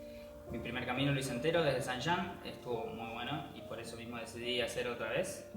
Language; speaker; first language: Spanish; native; Spanish